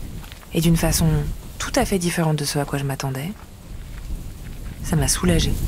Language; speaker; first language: French; native; French